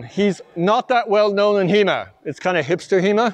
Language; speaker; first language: English; native; English